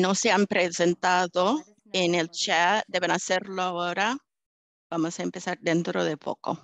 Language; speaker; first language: Spanish; early bilingual, heritage; English